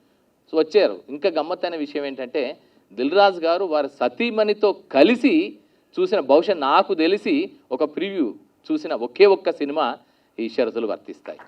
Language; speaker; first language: Telugu; native; Telugu